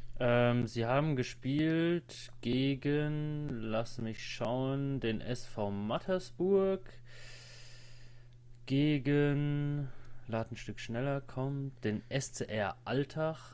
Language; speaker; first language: German; native; German